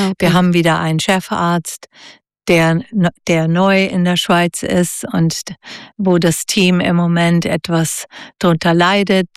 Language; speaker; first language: German; native; German